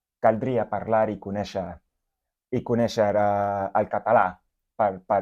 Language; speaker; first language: Catalan; non-native, learner; Spanish